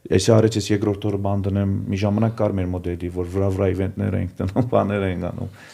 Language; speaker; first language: Armenian; early bilingual, heritage; Armenian